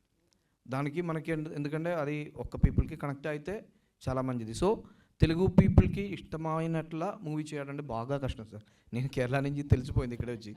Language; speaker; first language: Telugu; non-native, learner; Malayalam